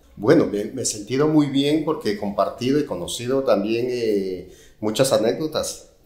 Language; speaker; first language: Spanish; native; Spanish